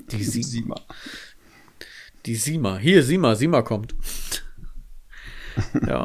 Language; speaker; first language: German; native; German